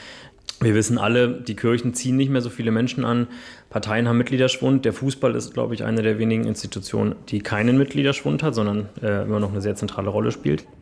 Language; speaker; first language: German; native; German